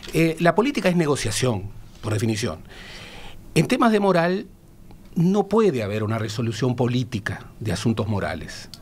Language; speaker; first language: Spanish; native; Spanish